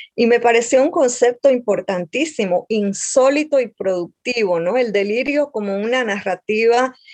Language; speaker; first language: Spanish; native; Spanish